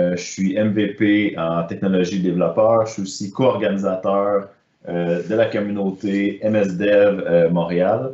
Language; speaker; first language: French; native; French